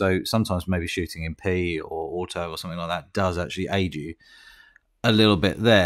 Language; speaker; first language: English; native; English